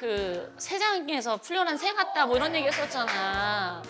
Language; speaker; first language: Korean; native; Korean